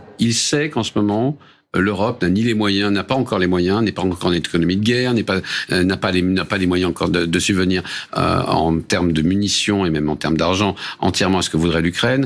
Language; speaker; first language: French; native; French